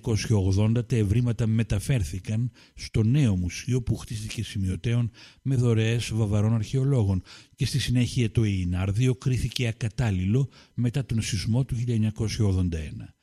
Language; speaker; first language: Greek; native; Greek